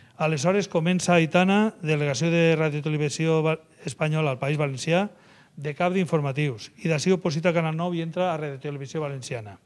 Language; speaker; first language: Catalan; native; Catalan